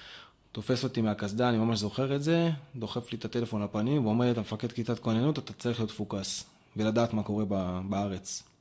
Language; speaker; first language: Hebrew; native; Hebrew